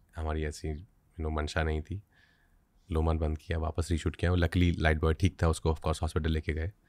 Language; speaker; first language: Hindi; native; Hindi